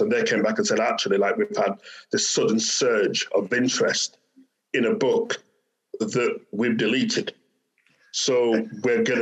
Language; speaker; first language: English; native; English